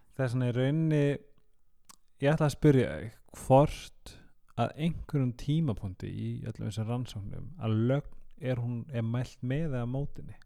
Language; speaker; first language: Icelandic; native; Icelandic